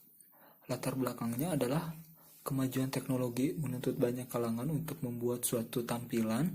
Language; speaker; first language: Indonesian; native; Indonesian